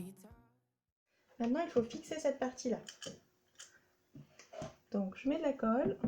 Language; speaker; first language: French; native; French